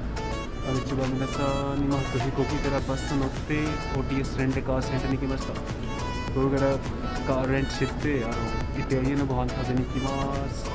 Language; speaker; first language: Japanese; non-native, learner; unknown